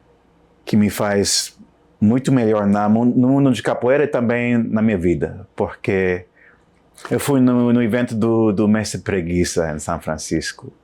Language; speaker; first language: Portuguese; non-native, learner; English